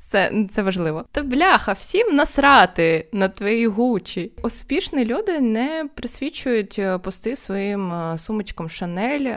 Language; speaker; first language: Ukrainian; non-native, local second language; Russian